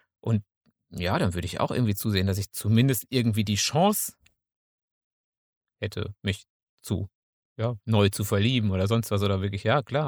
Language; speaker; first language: German; native; German